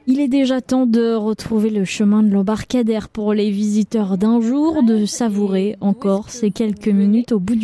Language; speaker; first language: French; native; French